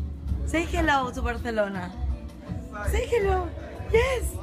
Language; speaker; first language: English; non-native, learner; Portuguese